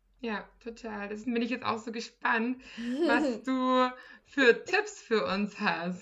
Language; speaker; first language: German; native; German